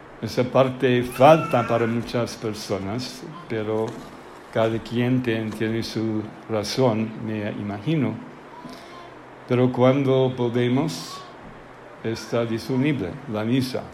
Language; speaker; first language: Spanish; non-native, fluent; English